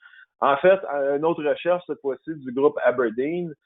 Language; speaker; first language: French; native; French